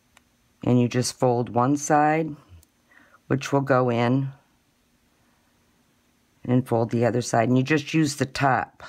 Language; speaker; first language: English; native; English